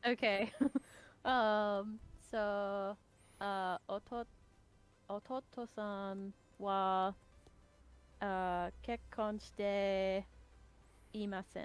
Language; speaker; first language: Japanese; non-native, learner; English